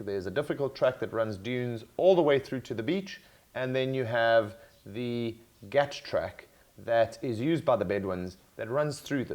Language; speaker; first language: English; native; English